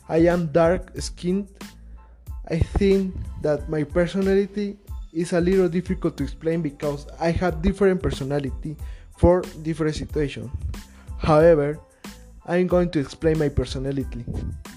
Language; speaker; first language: English; non-native, learner; Spanish